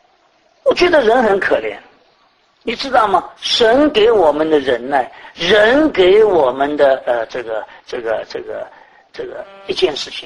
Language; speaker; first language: Chinese; native; Chinese